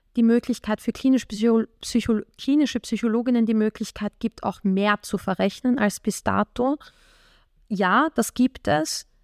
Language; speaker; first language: German; native; German